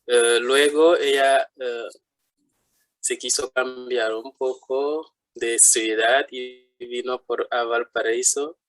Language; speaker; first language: Spanish; non-native, fluent; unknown